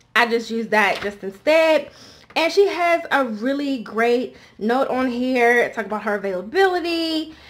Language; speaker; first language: English; native; English